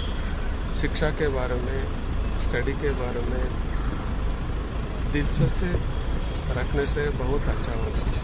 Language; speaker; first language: Hindi; non-native, local second language; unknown